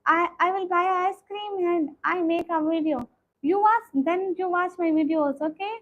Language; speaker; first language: English; non-native, learner; Punjabi